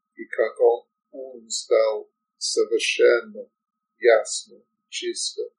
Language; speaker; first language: Russian; non-native, learner; English